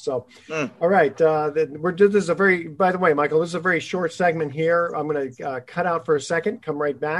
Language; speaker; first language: English; native; English